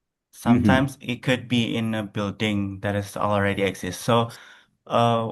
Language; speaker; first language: English; non-native, learner; Indonesian